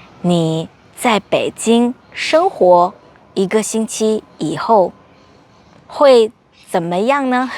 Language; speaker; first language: Chinese; non-native, fluent; English